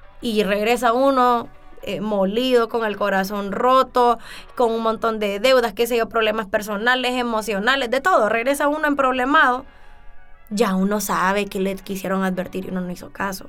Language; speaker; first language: Spanish; native; Spanish